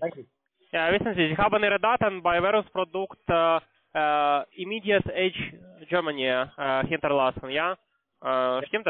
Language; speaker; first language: German; non-native, learner; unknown